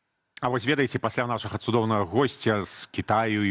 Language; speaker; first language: Belarusian; native; Belarusian